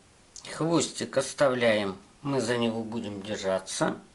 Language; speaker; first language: Russian; native; Russian